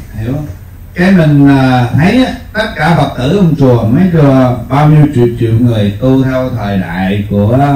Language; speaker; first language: Vietnamese; native; Vietnamese